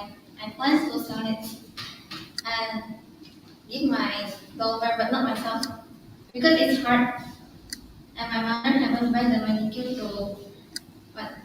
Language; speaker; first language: English; non-native, learner; Indonesian